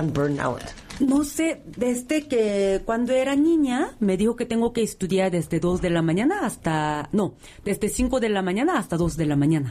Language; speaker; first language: Spanish; non-native, fluent; Korean